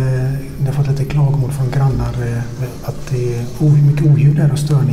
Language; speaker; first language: Swedish; native; Swedish